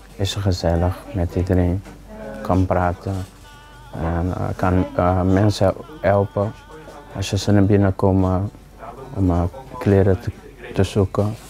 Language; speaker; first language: Dutch; non-native, learner; Portuguese